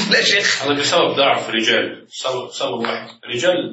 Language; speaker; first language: Arabic; non-native, learner; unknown